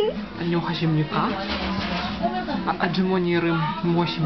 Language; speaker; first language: Korean; non-native, learner; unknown